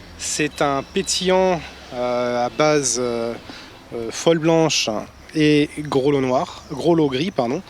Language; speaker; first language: French; native; French